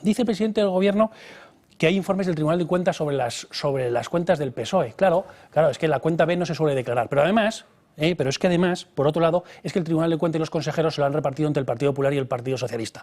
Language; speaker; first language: Spanish; native; Spanish